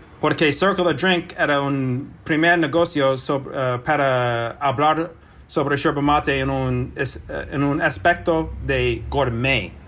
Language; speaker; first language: Spanish; non-native, learner; English